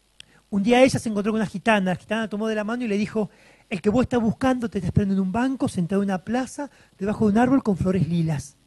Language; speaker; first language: Spanish; native; Spanish